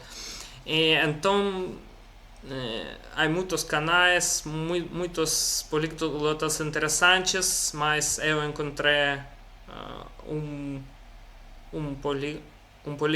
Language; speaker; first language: Portuguese; non-native, learner; Russian